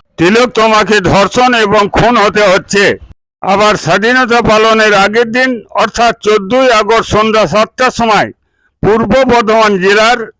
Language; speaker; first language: Bangla; non-native, local second language; Santali